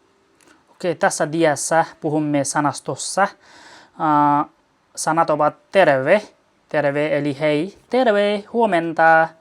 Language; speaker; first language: Finnish; non-native, learner; Nepali